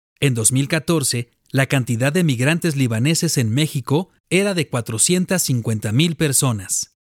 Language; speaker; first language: Spanish; native; Spanish